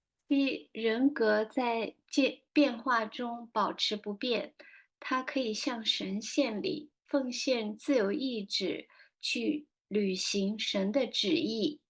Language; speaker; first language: Chinese; native; Chinese